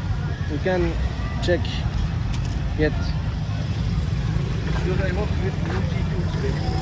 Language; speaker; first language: English; non-native, learner; French